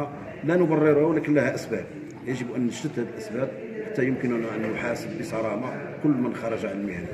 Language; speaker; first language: Arabic; native; Arabic